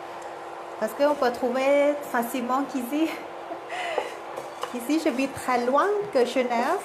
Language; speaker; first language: French; non-native, learner; Thai